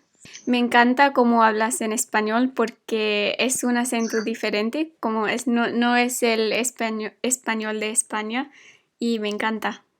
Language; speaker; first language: Spanish; non-native, fluent; English